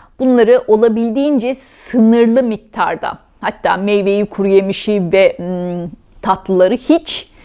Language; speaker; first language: Turkish; native; Turkish